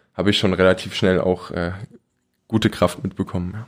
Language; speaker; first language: German; native; German